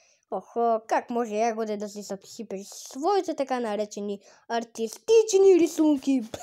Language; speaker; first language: Bulgarian; native; Bulgarian